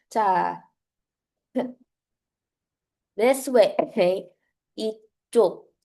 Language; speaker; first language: Korean; non-native, fluent; Filipino